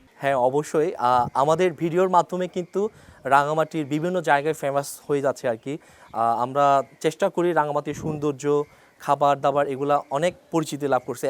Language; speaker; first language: Bangla; non-native, local second language; Chakma